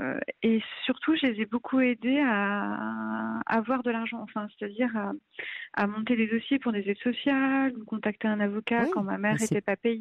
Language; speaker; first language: French; native; French